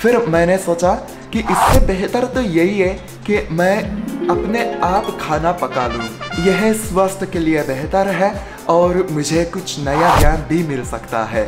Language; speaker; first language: Hindi; non-native, fluent; Japanese